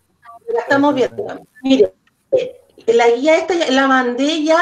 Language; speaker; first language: Spanish; native; Spanish